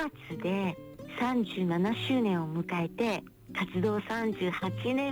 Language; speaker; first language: Japanese; native; Japanese